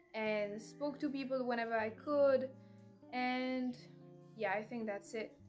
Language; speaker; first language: English; non-native, fluent; French